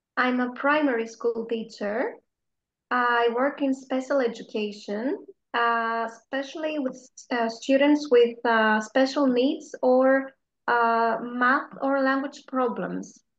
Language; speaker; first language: English; non-native, fluent; Greek